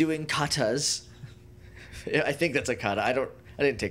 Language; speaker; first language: English; native; English